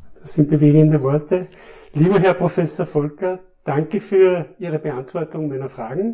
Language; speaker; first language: German; native; German